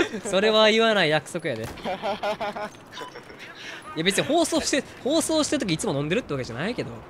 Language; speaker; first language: Japanese; native; Japanese